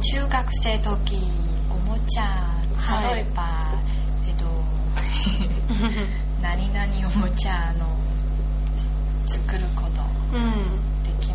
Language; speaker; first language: Japanese; non-native, learner; Chinese